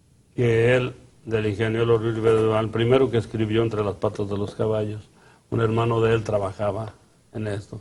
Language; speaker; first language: Spanish; native; Spanish